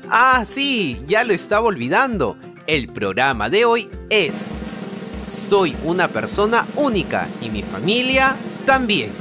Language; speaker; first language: Spanish; native; Spanish